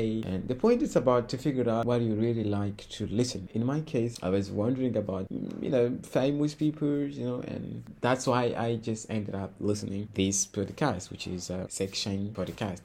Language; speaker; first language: English; non-native, fluent; Portuguese